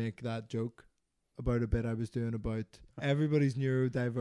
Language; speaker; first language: English; native; English